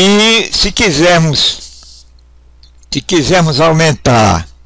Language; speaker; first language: Portuguese; native; Portuguese